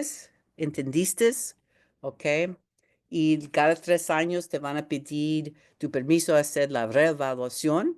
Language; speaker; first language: Spanish; early bilingual, heritage; Spanish